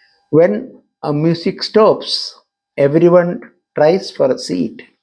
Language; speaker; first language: English; non-native, local second language; Malayalam